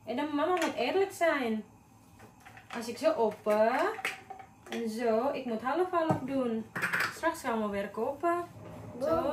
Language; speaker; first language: Dutch; non-native, learner; Indonesian